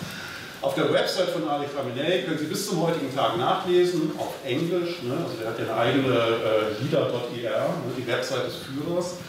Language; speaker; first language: German; native; German